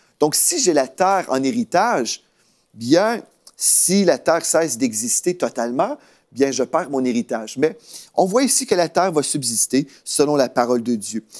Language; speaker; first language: French; native; French